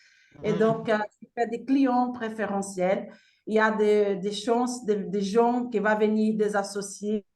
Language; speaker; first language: French; non-native, fluent; Portuguese